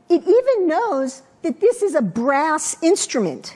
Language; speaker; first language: English; native; English